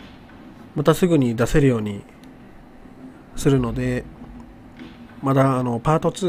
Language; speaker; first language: Japanese; native; Japanese